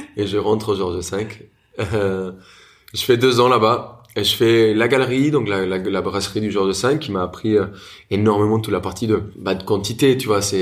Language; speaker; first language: French; non-native, fluent; Spanish